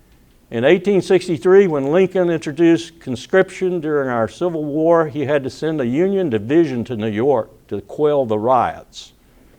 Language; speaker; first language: English; native; English